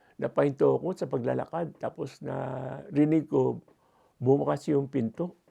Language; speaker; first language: Filipino; non-native, local second language; Pampanga